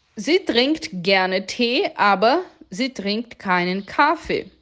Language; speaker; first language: German; non-native, fluent; Portuguese